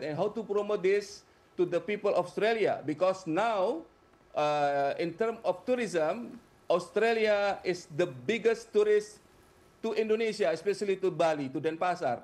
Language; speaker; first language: English; non-native, fluent; Indonesian